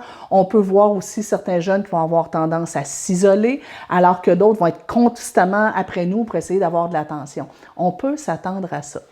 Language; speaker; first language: French; native; French